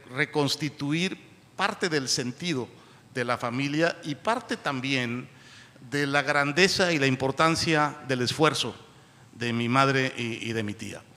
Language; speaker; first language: Spanish; native; Spanish